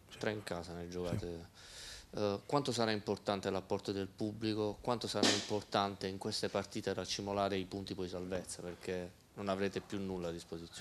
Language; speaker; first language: Italian; native; Italian